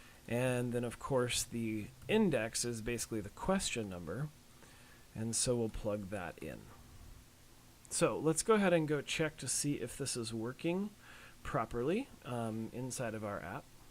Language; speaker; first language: English; native; English